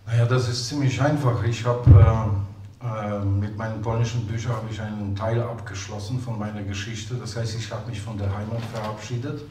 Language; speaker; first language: German; non-native, fluent; Polish